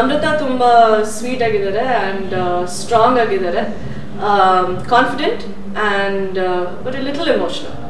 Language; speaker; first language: Kannada; non-native, fluent; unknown